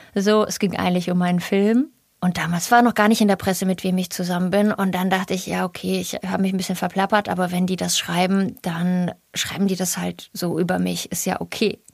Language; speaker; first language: German; early bilingual, other home language; Russian